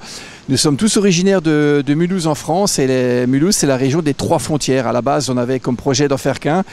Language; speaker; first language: French; native; French